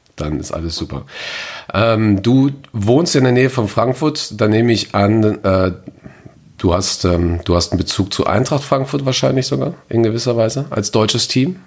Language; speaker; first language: German; native; German